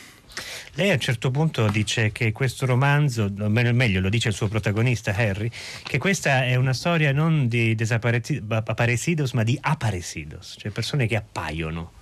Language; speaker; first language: Italian; native; Italian